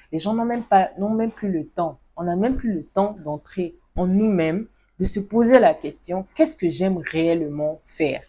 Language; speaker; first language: French; non-native, local second language; Lingala